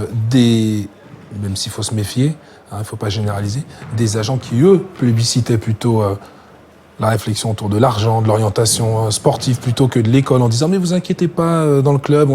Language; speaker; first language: French; native; French